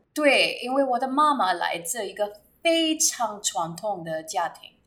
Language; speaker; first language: Chinese; non-native, fluent; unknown